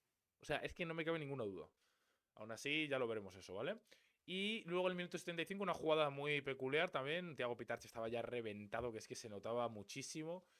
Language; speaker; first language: Spanish; native; Spanish